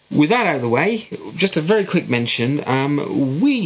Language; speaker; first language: English; native; English